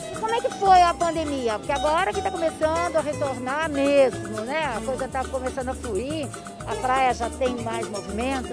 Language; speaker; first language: Portuguese; native; Portuguese